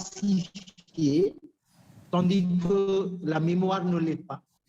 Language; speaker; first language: French; non-native, fluent; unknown